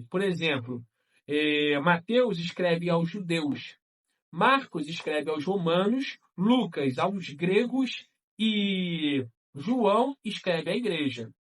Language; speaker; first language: Portuguese; native; Portuguese